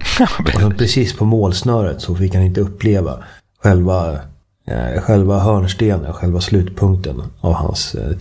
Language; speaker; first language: Swedish; native; Swedish